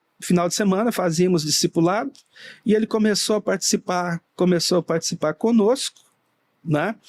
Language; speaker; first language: Portuguese; native; Portuguese